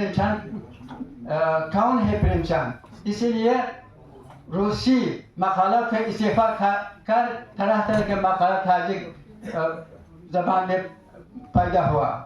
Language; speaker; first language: Hindi; non-native, fluent; Tajik